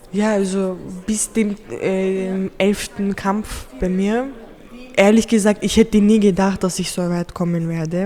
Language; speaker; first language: German; early bilingual, other home language; Turkish